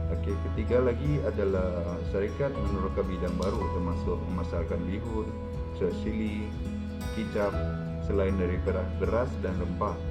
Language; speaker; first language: Malay; non-native, local second language; Chinese